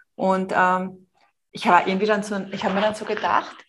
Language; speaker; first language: German; native; German